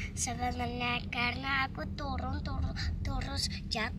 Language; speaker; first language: Indonesian; early bilingual, heritage; Indonesian